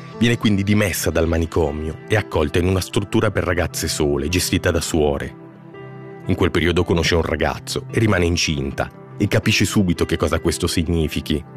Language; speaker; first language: Italian; native; Italian